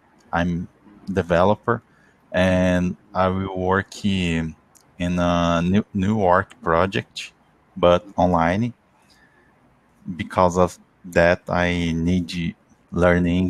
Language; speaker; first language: English; non-native, learner; Portuguese